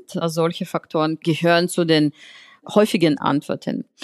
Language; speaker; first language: German; non-native, fluent; Russian